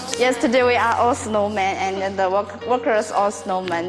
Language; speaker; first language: English; non-native, learner; Chinese